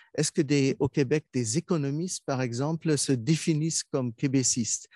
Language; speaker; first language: French; non-native, fluent; German